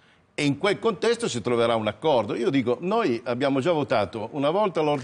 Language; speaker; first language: Italian; native; Italian